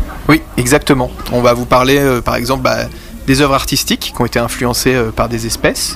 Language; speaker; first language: French; native; French